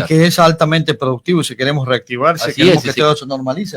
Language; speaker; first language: Spanish; native; Spanish